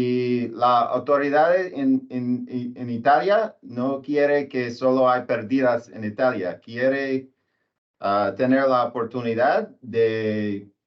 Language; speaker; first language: Spanish; non-native, learner; English